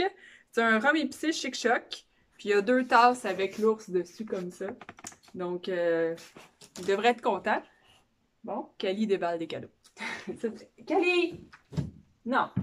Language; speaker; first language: French; native; French